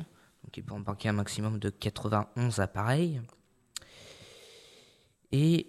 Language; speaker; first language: French; native; French